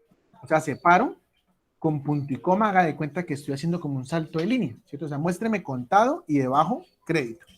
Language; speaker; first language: Spanish; native; Spanish